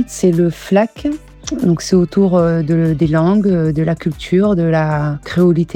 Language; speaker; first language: French; early bilingual, other home language; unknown